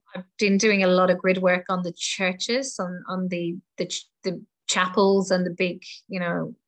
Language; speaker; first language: English; native; English